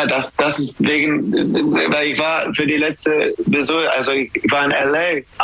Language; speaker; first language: German; non-native, fluent; English